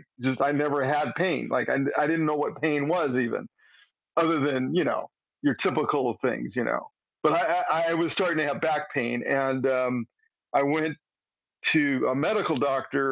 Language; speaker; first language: English; native; English